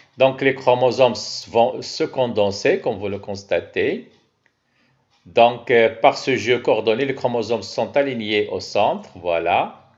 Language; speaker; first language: French; non-native, local second language; Arabic